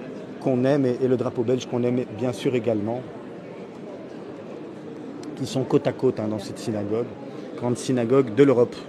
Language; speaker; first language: French; native; French